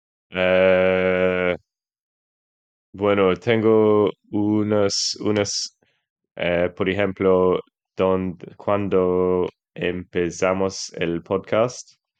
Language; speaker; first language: Spanish; non-native, learner; English